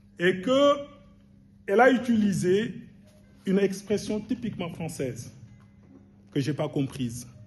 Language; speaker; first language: French; non-native, local second language; Wolof